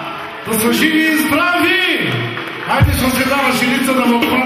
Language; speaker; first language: Bulgarian; non-native, local second language; Turkish